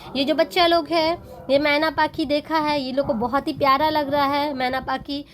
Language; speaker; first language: Hindi; non-native, local second language; Bangla